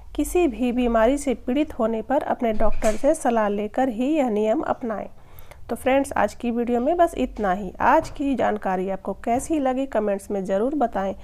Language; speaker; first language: Hindi; native; Hindi